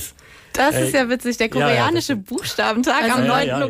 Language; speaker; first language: German; native; German